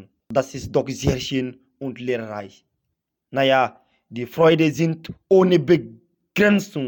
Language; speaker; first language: German; non-native, fluent; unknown